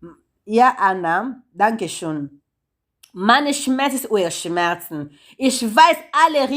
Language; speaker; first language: German; non-native, learner; Lingala